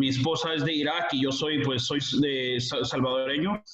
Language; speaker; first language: Spanish; early bilingual, heritage; Spanish